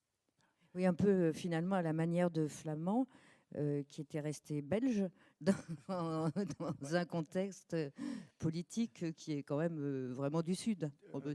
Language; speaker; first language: French; native; French